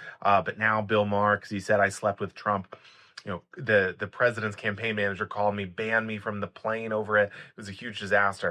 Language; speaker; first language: English; native; English